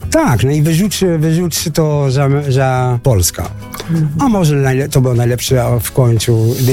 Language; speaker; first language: Polish; non-native, learner; Dutch